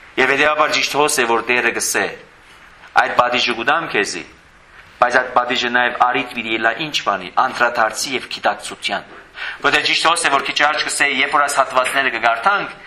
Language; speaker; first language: Armenian; native; Armenian